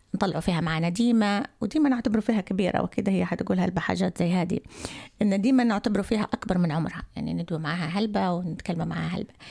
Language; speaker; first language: Arabic; native; Arabic